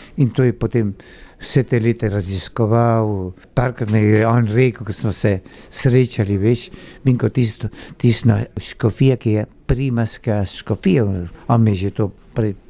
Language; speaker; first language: Slovenian; early bilingual, heritage; Slovenian